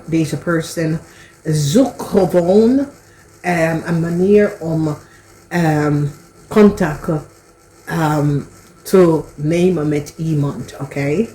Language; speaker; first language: Dutch; non-native, learner; English